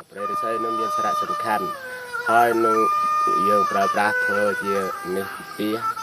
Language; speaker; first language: Khmer; non-native, local second language; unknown